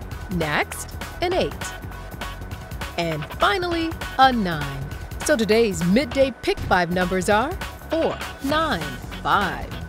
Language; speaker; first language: English; native; English